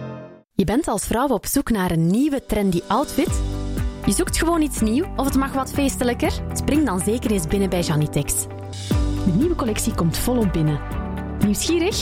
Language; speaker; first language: Dutch; native; Dutch